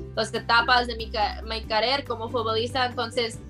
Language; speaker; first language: Spanish; early bilingual, heritage; Spanish